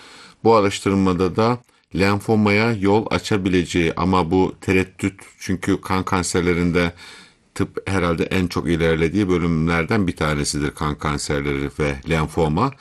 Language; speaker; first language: Turkish; native; Turkish